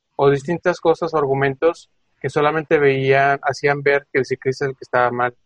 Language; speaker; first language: Spanish; native; Spanish